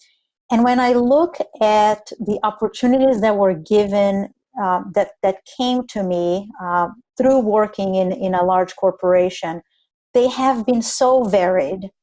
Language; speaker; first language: English; non-native, fluent; Spanish